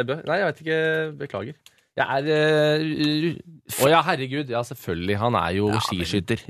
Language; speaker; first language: Norwegian; native; Norwegian